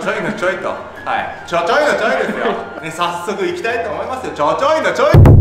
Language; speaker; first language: Japanese; native; Japanese